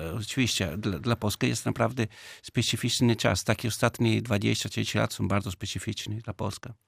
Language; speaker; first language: Polish; non-native, learner; Italian